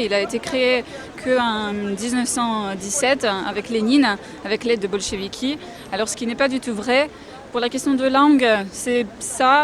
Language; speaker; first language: French; non-native, fluent; Russian